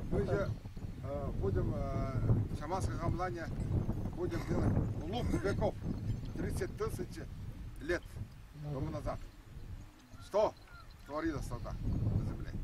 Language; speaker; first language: Russian; non-native, local second language; Tuvinian